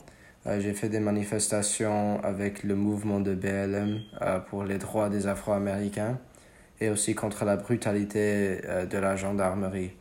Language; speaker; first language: French; non-native, fluent; English